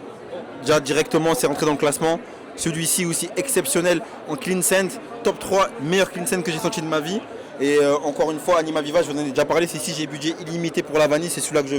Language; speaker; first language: French; native; French